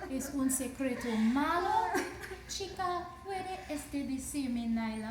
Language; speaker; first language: Spanish; non-native, learner; English